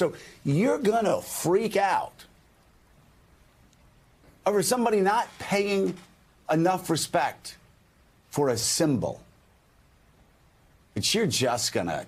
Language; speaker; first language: English; native; English